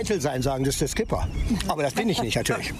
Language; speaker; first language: German; native; German